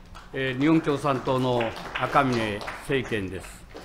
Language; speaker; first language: Japanese; native; Japanese